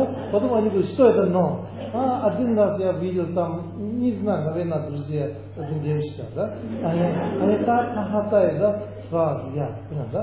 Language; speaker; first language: Russian; non-native, learner; Tibetan